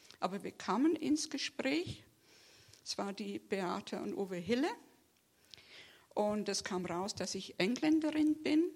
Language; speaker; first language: German; non-native, fluent; English